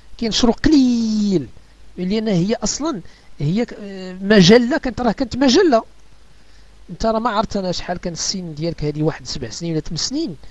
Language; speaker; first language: Arabic; native; Arabic